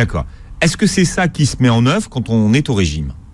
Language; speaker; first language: French; native; French